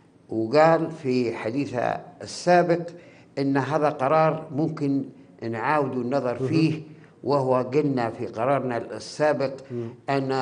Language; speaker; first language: Arabic; native; Arabic